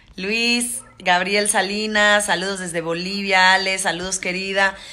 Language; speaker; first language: Spanish; native; Spanish